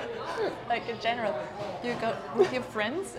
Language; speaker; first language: English; non-native, fluent; German